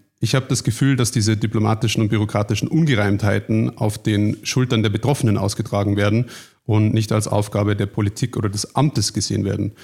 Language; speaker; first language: German; native; German